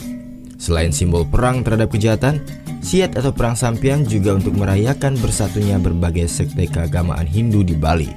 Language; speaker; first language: Indonesian; native; Indonesian